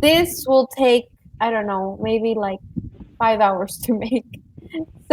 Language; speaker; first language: English; non-native, fluent; Spanish